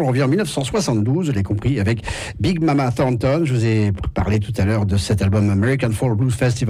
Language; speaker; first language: French; native; French